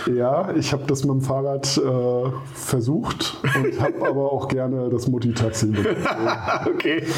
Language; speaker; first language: German; native; German